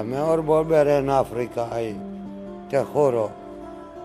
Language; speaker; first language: Spanish; non-native, learner; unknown